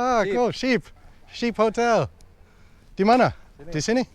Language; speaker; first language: Indonesian; non-native, learner; English